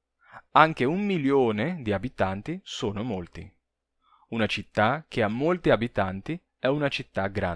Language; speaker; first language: Italian; non-native, fluent; Portuguese